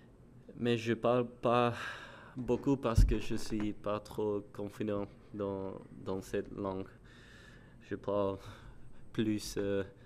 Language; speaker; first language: French; non-native, learner; English